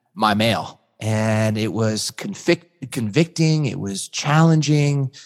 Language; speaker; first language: English; native; English